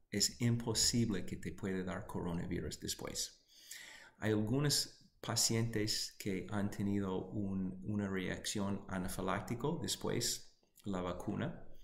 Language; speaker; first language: Spanish; non-native, fluent; English